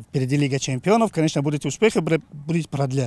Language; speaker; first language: Russian; non-native, local second language; Tajik